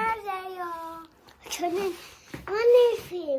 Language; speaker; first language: Korean; early bilingual, heritage; Korean